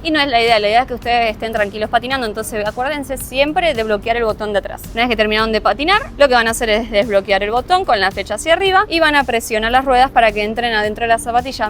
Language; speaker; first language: Spanish; native; Spanish